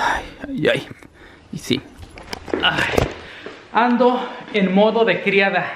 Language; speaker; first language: Spanish; native; Spanish